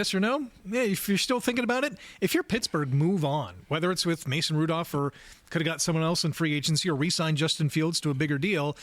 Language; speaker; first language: English; native; English